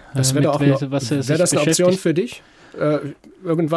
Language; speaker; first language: German; native; German